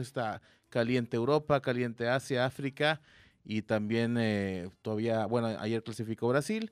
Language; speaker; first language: Spanish; native; Spanish